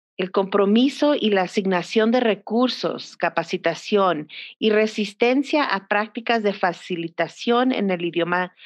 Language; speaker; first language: Spanish; early bilingual, heritage; Spanish